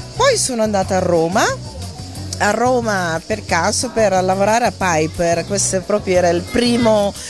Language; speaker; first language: Italian; non-native, fluent; Dutch